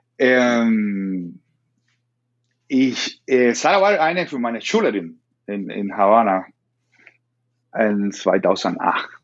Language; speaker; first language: German; non-native, learner; Spanish